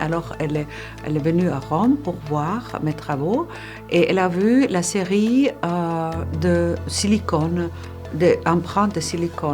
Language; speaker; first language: French; non-native, fluent; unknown